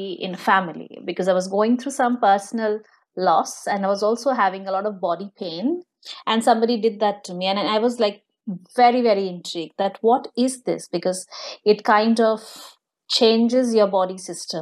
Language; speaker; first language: English; non-native, local second language; Bangla